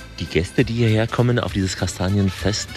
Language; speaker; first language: German; native; German